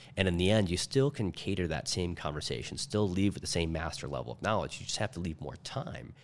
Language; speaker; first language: English; native; English